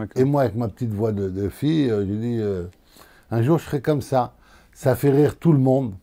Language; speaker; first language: French; native; French